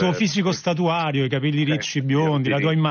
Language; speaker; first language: Italian; native; Italian